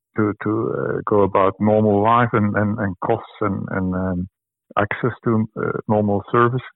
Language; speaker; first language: English; non-native, fluent; Dutch